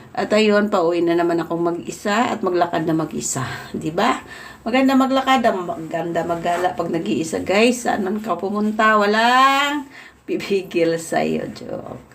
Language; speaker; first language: Filipino; native; Filipino